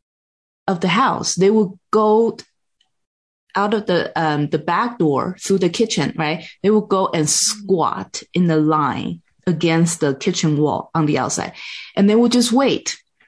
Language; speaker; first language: English; non-native, fluent; Chinese